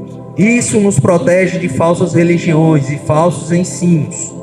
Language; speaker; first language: Portuguese; native; Portuguese